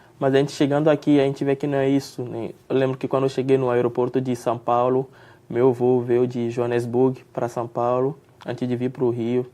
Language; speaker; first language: Portuguese; non-native, fluent; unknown